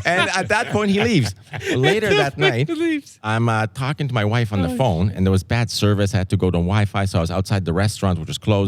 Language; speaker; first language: English; native; English